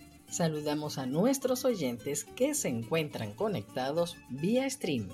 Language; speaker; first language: Spanish; native; Spanish